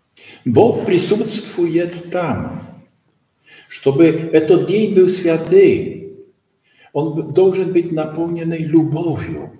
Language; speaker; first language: Russian; non-native, learner; Polish